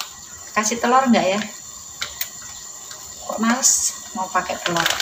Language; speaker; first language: Indonesian; non-native, local second language; Javanese